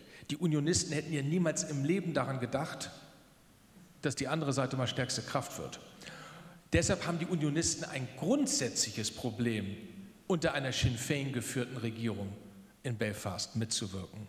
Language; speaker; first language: German; native; German